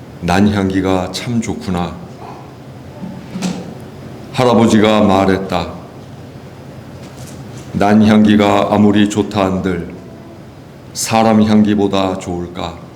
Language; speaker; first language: Korean; native; Korean